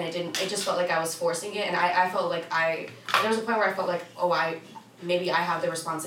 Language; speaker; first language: English; native; English